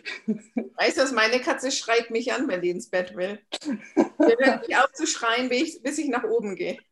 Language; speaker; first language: German; native; German